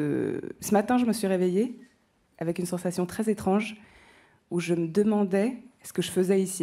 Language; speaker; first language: French; native; French